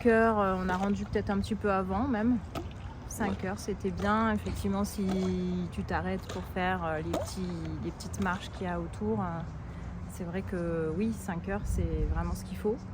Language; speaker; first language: French; native; French